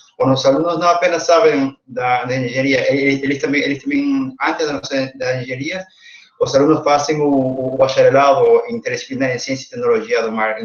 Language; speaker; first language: Portuguese; non-native, fluent; Spanish